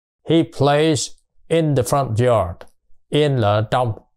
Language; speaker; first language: English; non-native, fluent; Vietnamese